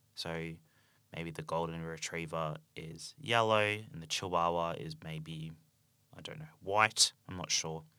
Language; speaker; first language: English; native; English